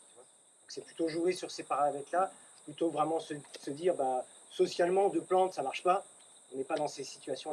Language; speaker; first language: French; native; French